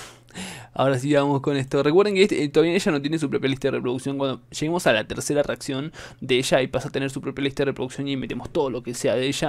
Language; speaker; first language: Spanish; native; Spanish